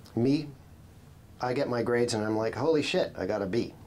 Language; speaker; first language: English; native; English